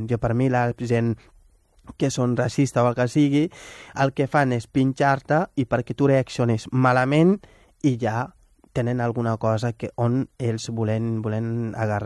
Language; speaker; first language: Catalan; non-native, fluent; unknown